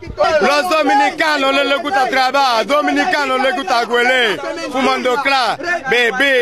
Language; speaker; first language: Spanish; non-native, learner; Haitian Creole